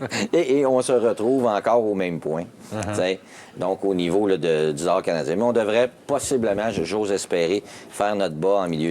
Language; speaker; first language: French; native; French